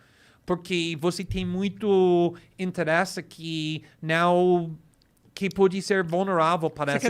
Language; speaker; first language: Portuguese; non-native, fluent; English